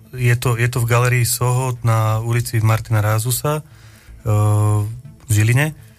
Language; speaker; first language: Slovak; native; Slovak